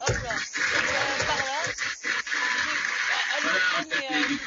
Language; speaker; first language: French; native; French